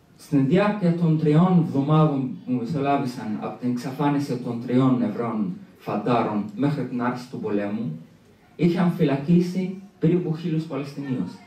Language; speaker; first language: Greek; early bilingual, other home language; Arabic